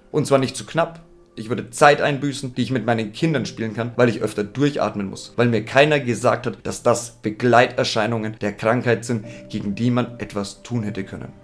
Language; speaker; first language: German; native; German